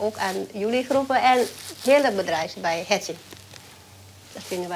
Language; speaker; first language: Dutch; non-native, learner; Thai